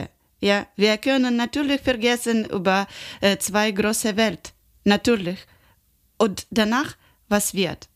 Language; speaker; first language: German; non-native, learner; Ukrainian